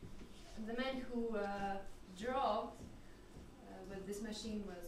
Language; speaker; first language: English; non-native, learner; French